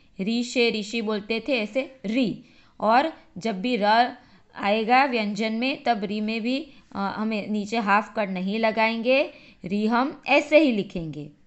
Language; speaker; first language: Hindi; native; Hindi